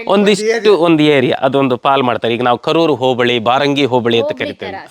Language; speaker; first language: Kannada; native; Kannada